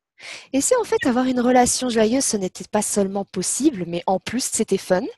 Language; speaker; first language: French; native; French